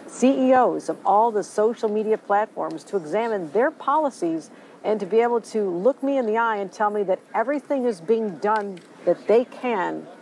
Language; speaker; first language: English; native; English